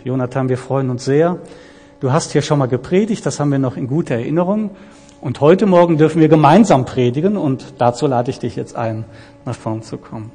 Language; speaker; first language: German; native; German